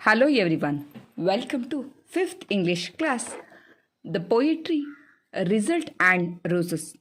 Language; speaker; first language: English; non-native, local second language; Kannada